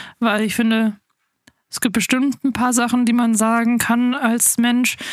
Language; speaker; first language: German; early bilingual, other home language; Afrikaans